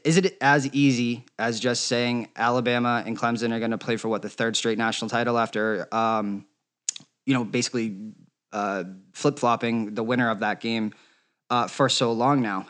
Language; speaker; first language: English; native; English